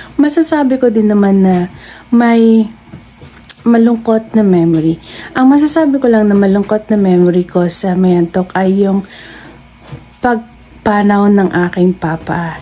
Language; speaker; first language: Filipino; non-native, local second language; Iloko